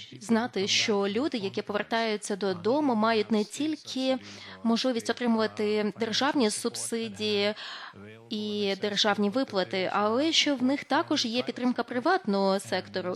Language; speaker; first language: Ukrainian; non-native, fluent; Lithuanian